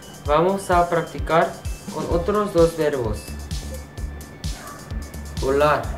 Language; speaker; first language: Spanish; non-native, fluent; Korean